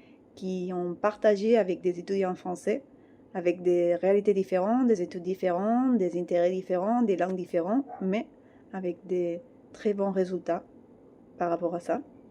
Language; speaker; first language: French; non-native, fluent; Catalan